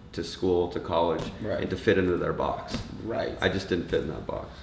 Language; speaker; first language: English; native; English